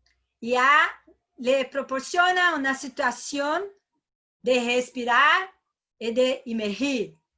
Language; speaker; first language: Spanish; non-native, learner; Portuguese